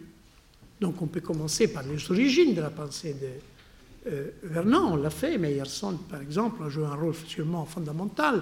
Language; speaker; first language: French; non-native, fluent; Italian